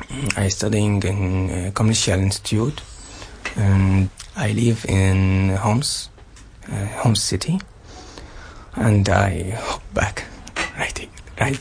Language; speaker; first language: English; non-native, learner; Arabic